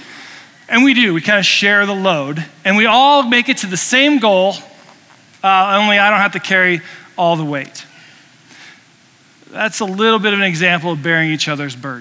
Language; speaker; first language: English; native; English